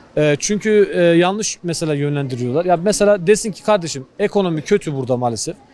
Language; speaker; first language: Turkish; native; Turkish